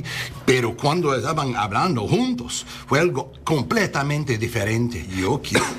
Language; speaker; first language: Spanish; non-native, learner; English